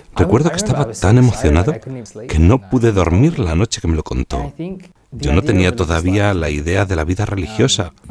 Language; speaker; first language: Spanish; non-native, fluent; English